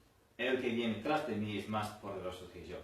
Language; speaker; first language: Spanish; non-native, fluent; English